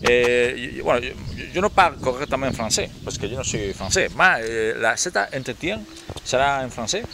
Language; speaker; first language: French; non-native, learner; Spanish